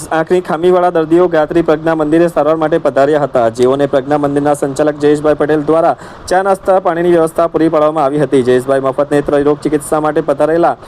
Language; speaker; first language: Gujarati; native; Gujarati